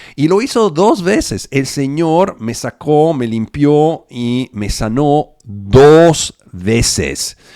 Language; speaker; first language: Spanish; non-native, fluent; Italian